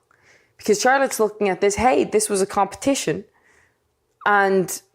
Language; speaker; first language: English; native; English